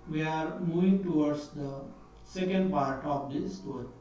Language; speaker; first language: English; non-native, local second language; Marathi